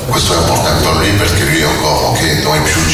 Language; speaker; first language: Italian; non-native, learner; French